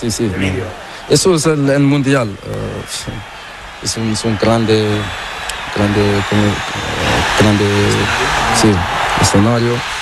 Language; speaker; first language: Spanish; non-native, learner; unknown